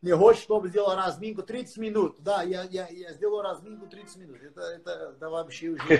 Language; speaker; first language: Russian; non-native, fluent; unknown